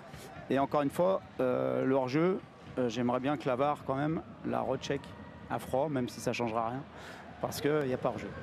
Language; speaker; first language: French; native; French